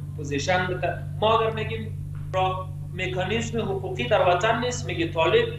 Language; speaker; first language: Persian; native; Persian